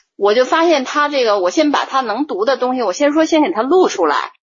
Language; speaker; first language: Chinese; native; Chinese